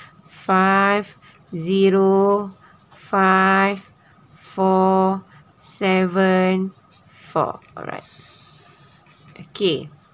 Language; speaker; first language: English; non-native, local second language; Malay